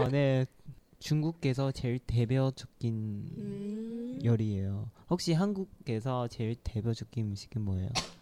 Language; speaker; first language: Korean; non-native, local second language; Chinese